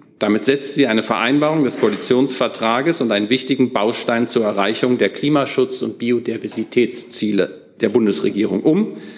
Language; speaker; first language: German; native; German